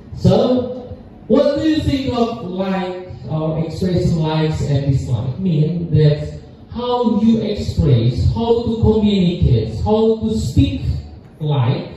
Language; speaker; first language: English; non-native, learner; Indonesian